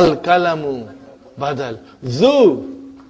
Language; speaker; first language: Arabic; non-native, fluent; English